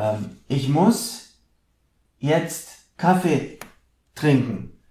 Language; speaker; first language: German; non-native, fluent; English